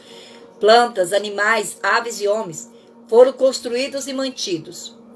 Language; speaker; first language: Portuguese; native; Portuguese